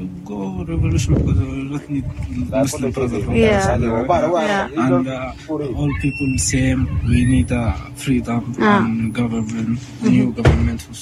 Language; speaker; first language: English; non-native, learner; Arabic